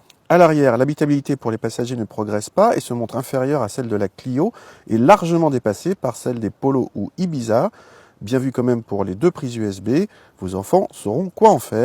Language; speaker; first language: French; native; French